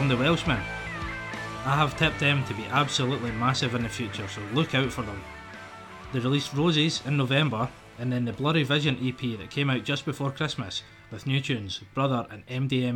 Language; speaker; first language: English; native; English